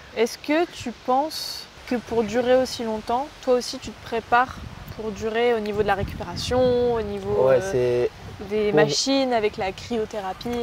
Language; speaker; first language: French; native; French